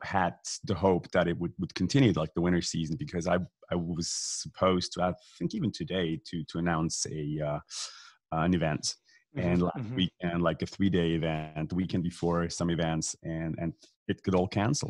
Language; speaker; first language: English; non-native, fluent; Swiss German